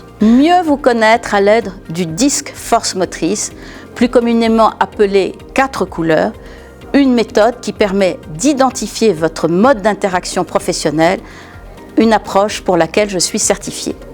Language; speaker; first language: French; native; French